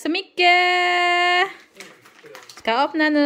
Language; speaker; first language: Swedish; non-native, learner; Indonesian